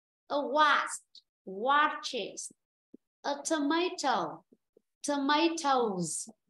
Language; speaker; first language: English; non-native, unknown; Vietnamese